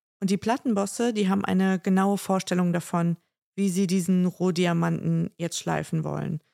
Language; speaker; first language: German; native; German